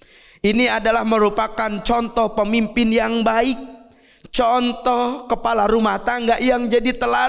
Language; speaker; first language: Indonesian; native; Indonesian